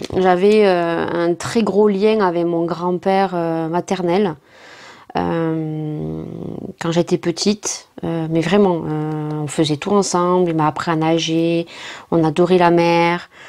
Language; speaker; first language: French; native; French